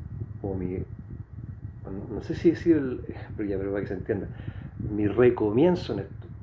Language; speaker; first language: Spanish; native; Spanish